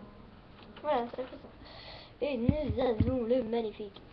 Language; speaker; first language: French; native; French